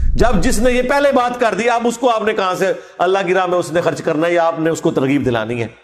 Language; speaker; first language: Urdu; non-native, local second language; Punjabi